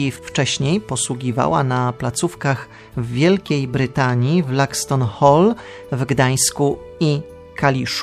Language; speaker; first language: Polish; native; Polish